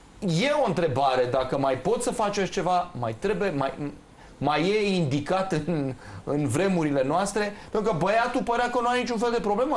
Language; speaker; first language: Romanian; native; Romanian